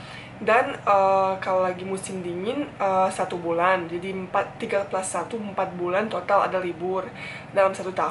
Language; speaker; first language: Indonesian; non-native, fluent; Bosnian